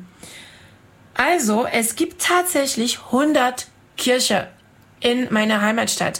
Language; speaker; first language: German; non-native, fluent; French